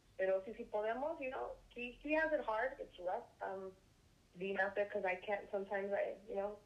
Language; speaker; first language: English; early bilingual, other home language; Spanish